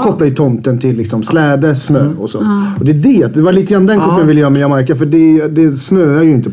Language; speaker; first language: Swedish; native; Swedish